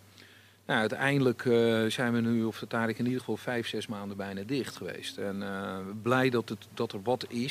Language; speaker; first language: Dutch; native; Dutch